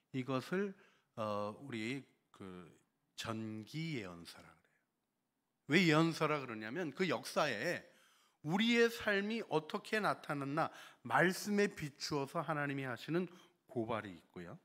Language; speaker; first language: Korean; native; Korean